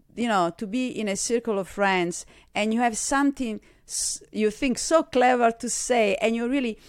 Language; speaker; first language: English; non-native, fluent; Italian